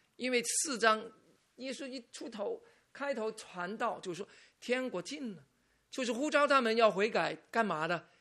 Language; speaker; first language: Chinese; non-native, local second language; Cantonese